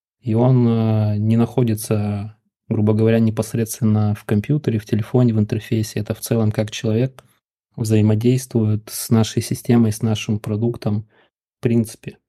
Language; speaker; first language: Russian; native; Russian